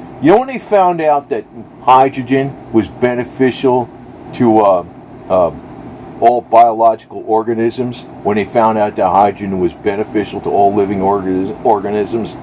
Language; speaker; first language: English; native; English